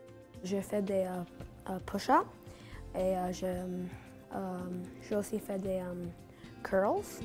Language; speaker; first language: French; non-native, local second language; English